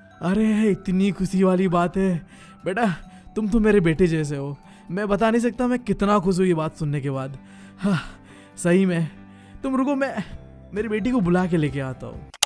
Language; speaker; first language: Hindi; non-native, local second language; Bangla